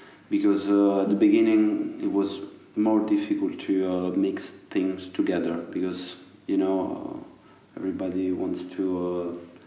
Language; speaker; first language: English; non-native, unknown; Italian